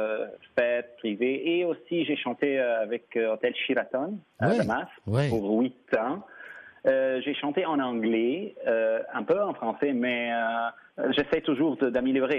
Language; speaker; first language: French; non-native, fluent; Arabic